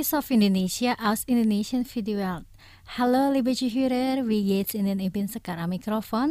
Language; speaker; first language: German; non-native, fluent; Indonesian